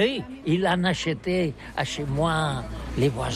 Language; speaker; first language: French; non-native, learner; Catalan